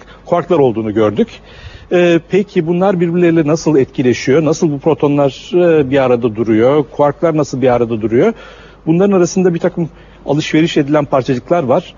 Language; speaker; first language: Turkish; native; Turkish